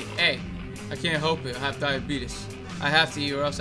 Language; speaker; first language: English; native; English